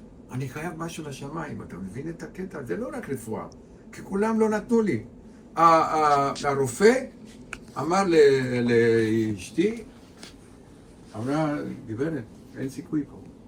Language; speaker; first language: Hebrew; non-native, fluent; Romanian